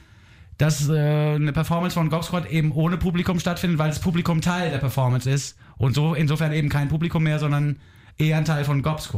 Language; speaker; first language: German; native; German